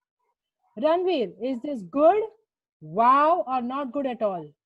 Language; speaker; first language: English; non-native, local second language; Hindi